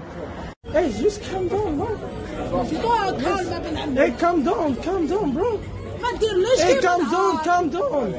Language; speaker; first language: English; non-native, learner; French